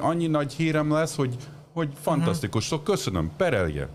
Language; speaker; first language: Hungarian; early bilingual, heritage; Hungarian